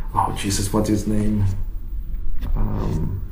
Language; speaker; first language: English; early bilingual, other home language; Japanese